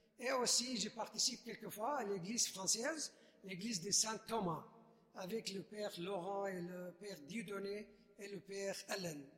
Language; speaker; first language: French; non-native, fluent; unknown